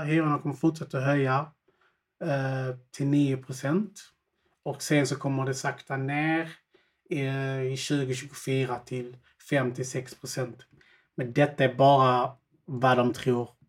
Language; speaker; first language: Swedish; early bilingual, other home language; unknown